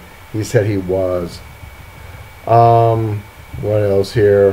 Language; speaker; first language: English; native; English